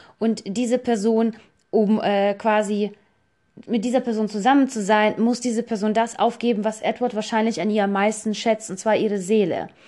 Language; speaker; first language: German; non-native, fluent; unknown